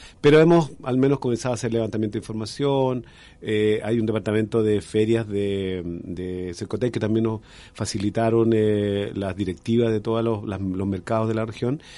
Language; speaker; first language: Spanish; native; Spanish